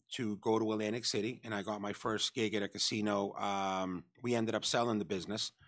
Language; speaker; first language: English; early bilingual, other home language; Spanish